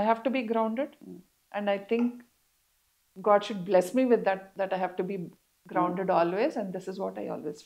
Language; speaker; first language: English; non-native, local second language; Telugu